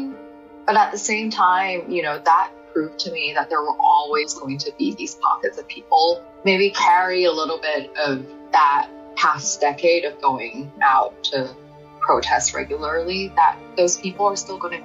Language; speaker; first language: English; non-native, local second language; Cantonese